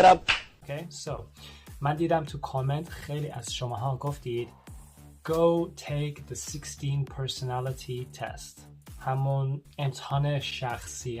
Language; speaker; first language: Persian; early bilingual, heritage; Persian